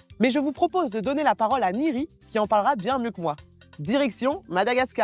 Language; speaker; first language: French; native; French